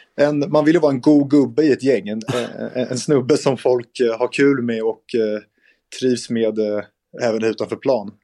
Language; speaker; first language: Swedish; native; Swedish